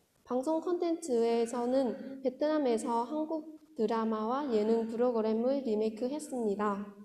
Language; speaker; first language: Korean; non-native, fluent; Vietnamese